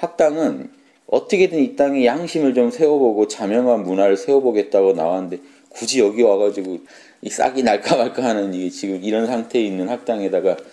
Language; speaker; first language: Korean; native; Korean